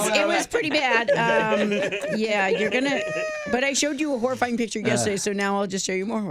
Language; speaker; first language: English; native; English